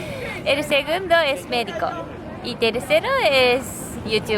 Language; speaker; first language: Spanish; non-native, fluent; Japanese